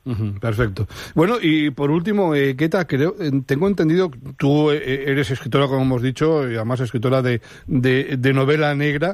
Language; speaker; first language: Spanish; native; Spanish